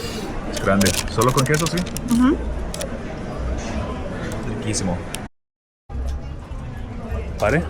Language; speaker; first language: Spanish; non-native, learner; English